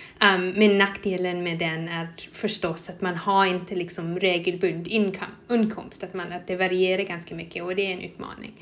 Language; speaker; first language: Swedish; non-native, fluent; English